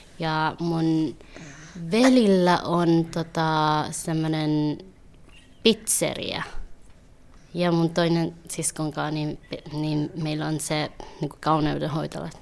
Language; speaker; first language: Finnish; early bilingual, other home language; Vietnamese